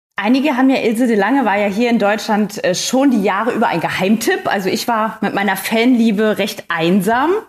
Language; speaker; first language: German; native; German